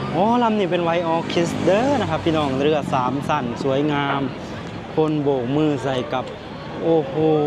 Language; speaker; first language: Thai; non-native, local second language; Lao